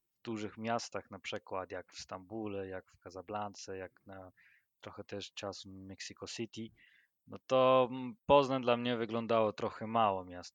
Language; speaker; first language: Polish; non-native, learner; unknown